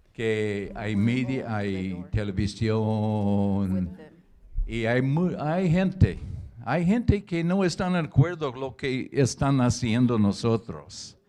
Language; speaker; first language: Spanish; non-native, learner; English